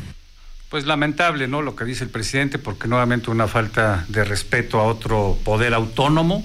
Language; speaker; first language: Spanish; native; Spanish